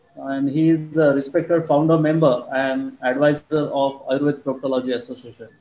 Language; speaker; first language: English; non-native, local second language; Marathi